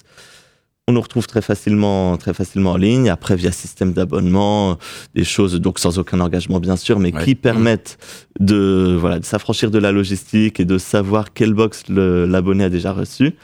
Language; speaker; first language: French; native; French